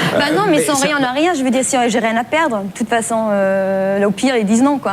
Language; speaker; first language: French; non-native, fluent; German